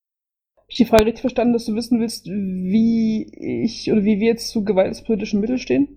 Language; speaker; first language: German; native; German